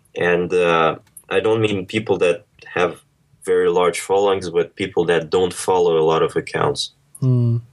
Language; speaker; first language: English; early bilingual, other home language; Russian